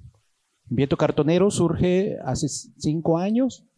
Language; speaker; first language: Spanish; native; Spanish